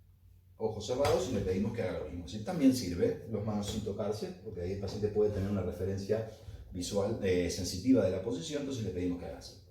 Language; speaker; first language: Spanish; native; Spanish